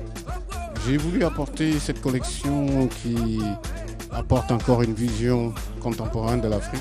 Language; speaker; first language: French; non-native, local second language; Wolof